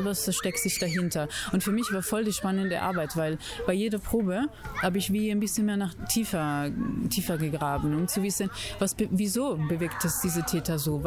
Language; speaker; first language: German; non-native, fluent; Italian